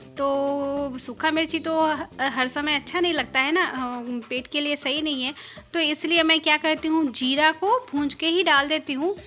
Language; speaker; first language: Hindi; non-native, local second language; Bangla